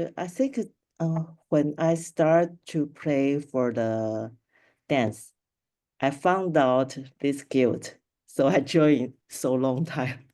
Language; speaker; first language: English; non-native, local second language; Chinese